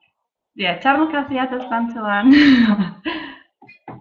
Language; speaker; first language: Indonesian; non-native, learner; English